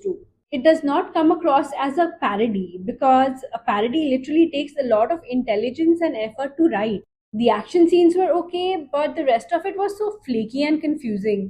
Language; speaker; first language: English; non-native, local second language; Hindi